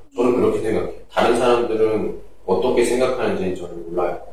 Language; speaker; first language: Korean; native; Korean